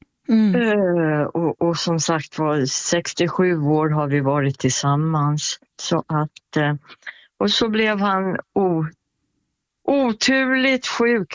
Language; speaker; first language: Swedish; native; Swedish